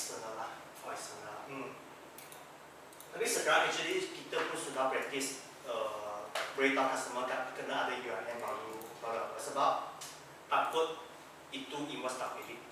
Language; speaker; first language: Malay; non-native, local second language; Chinese